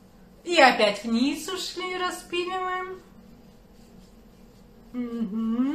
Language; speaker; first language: Russian; native; Russian